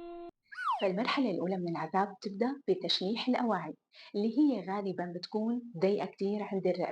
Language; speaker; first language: Arabic; native; Arabic